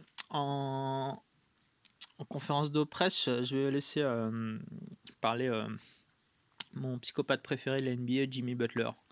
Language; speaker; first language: French; native; French